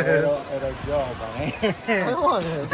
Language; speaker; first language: Italian; non-native, learner; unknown